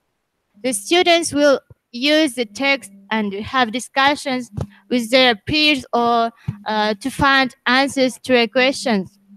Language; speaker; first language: English; non-native, learner; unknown